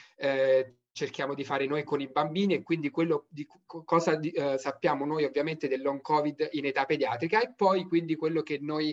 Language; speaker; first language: Italian; native; Italian